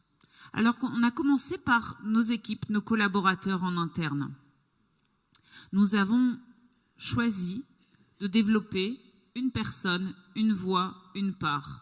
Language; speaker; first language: French; native; French